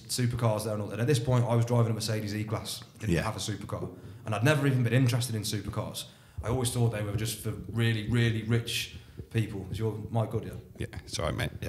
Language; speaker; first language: English; native; English